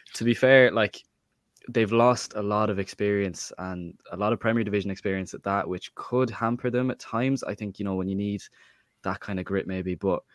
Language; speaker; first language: English; native; English